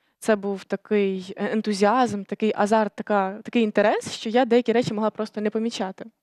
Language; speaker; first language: Ukrainian; native; Ukrainian